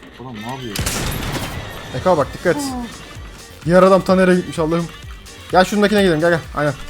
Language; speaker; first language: Turkish; native; Turkish